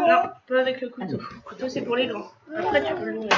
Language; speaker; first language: French; native; French